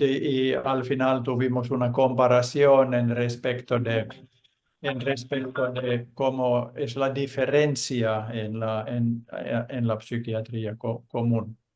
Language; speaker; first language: Spanish; non-native, fluent; Finnish